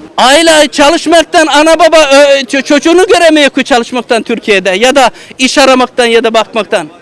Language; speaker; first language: Turkish; native; Turkish